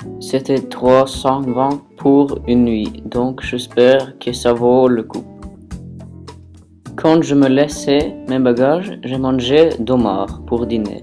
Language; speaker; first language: French; non-native, learner; Norwegian